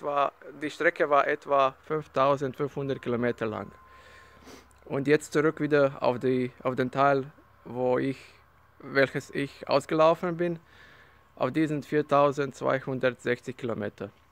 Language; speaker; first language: German; non-native, learner; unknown